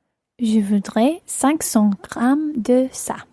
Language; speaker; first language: French; non-native, learner; English